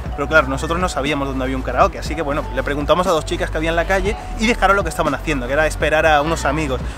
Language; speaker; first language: Spanish; native; Spanish